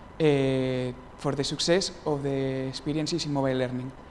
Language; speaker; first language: English; non-native, fluent; Spanish